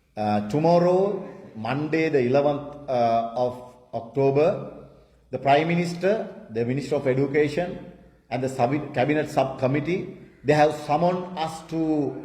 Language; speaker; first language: English; non-native, local second language; Sinhala